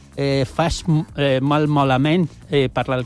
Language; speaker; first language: Catalan; non-native, local second language; Spanish